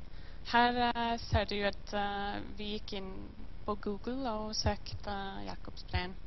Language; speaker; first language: Norwegian; non-native, learner; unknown